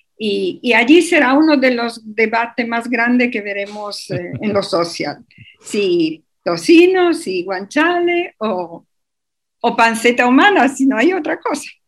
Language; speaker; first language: Spanish; non-native, fluent; Italian